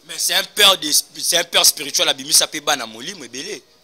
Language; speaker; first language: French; non-native, local second language; Lingala